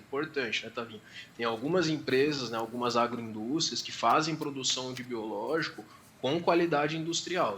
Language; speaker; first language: Portuguese; native; Portuguese